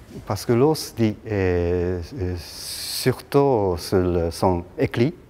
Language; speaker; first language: French; non-native, learner; Japanese